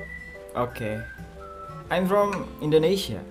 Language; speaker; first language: English; non-native, learner; Indonesian